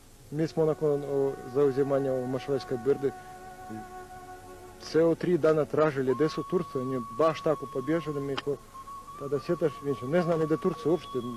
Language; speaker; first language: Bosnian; non-native, learner; Russian